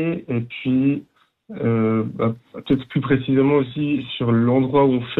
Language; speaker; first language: French; native; French